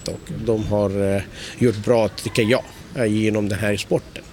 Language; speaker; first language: Swedish; non-native, learner; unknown